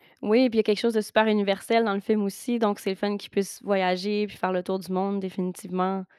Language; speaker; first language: French; native; French